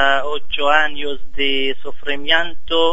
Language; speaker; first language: Spanish; non-native, fluent; Arabic